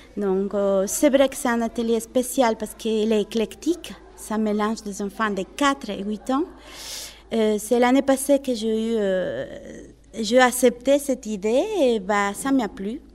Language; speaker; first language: French; non-native, fluent; Spanish